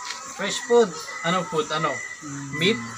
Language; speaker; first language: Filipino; non-native, learner; Nepali